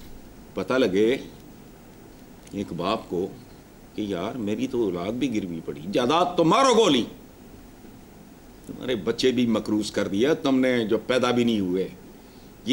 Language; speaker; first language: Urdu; non-native, local second language; Punjabi